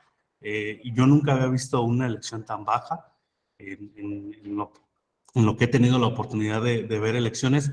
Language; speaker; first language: Spanish; native; Spanish